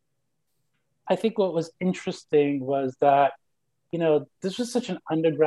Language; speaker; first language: English; early bilingual, other home language; Spanish